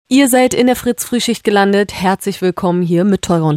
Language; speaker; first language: German; native; German